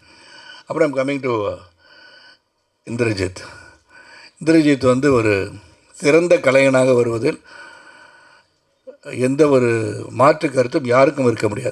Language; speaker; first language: Tamil; native; Tamil